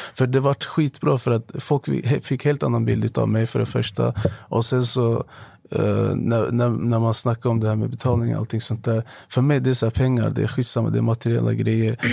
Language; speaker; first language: Swedish; non-native, fluent; Arabic